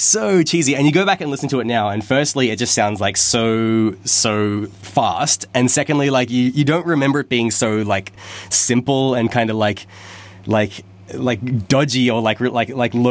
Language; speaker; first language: English; native; English